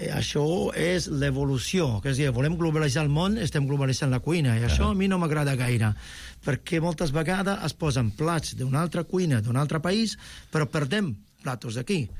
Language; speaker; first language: Catalan; non-native, fluent; Italian